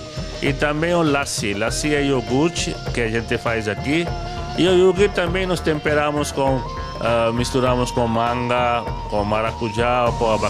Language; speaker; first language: Portuguese; non-native, fluent; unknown